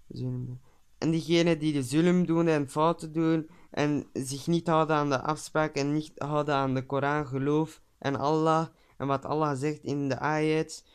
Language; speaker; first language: Dutch; early bilingual, other home language; Turkish